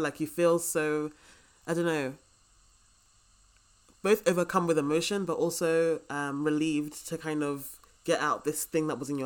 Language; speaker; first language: English; native; English